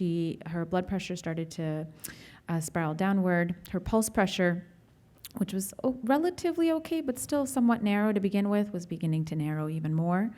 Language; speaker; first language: English; native; English